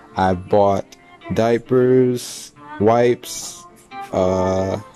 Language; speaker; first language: English; native; English